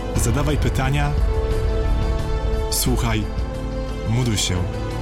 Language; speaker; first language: Polish; native; Polish